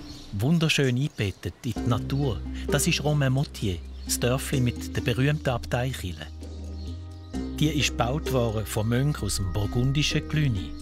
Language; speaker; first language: German; native; German